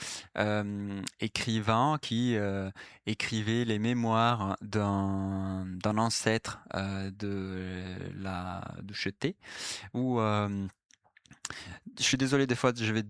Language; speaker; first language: French; native; French